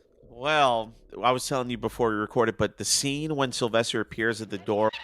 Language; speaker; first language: English; native; English